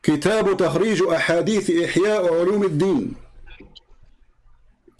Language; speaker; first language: Arabic; native; Arabic